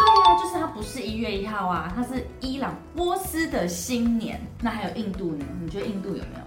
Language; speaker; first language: Chinese; native; Chinese